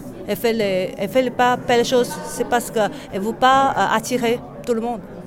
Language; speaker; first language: French; non-native, fluent; Chinese